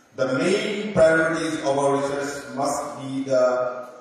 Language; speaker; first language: English; non-native, local second language; Assamese